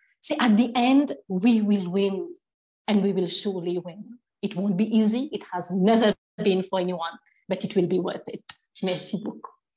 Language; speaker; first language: English; non-native, local second language; Morisyen